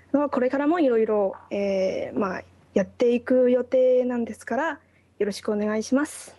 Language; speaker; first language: Japanese; non-native, fluent; Chinese